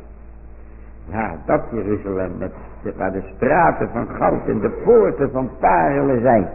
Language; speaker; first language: Dutch; native; Dutch